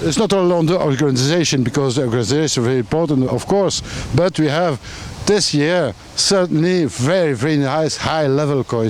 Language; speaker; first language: English; non-native, fluent; French